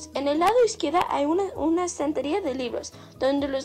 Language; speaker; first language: Spanish; non-native, learner; English